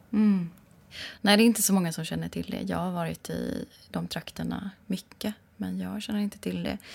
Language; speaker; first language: Swedish; native; Swedish